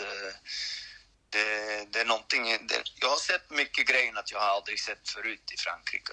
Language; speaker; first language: Swedish; non-native, learner; French